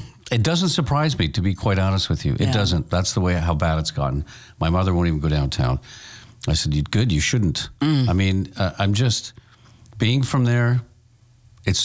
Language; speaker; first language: English; native; English